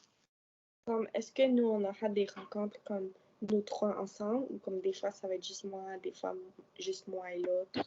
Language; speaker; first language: French; non-native, local second language; English